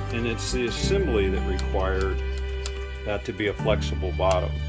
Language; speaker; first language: English; native; English